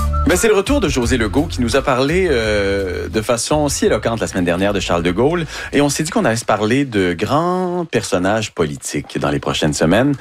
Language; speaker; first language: French; native; French